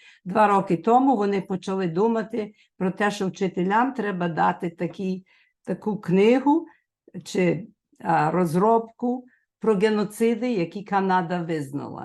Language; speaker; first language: Ukrainian; early bilingual, heritage; Ukrainian